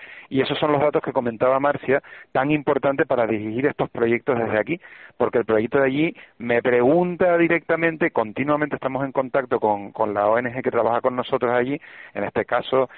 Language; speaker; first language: Spanish; native; Spanish